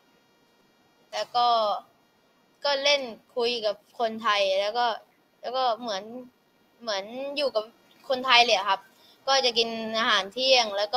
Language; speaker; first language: Thai; early bilingual, other home language; Portuguese